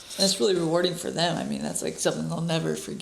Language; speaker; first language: English; native; English